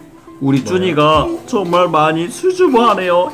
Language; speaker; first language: Korean; native; Korean